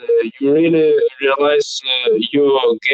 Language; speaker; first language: English; non-native, learner; Belarusian